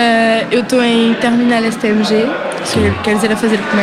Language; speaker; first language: Portuguese; early bilingual, heritage; Portuguese